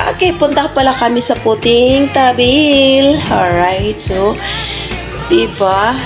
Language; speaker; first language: Filipino; non-native, local second language; Cebuano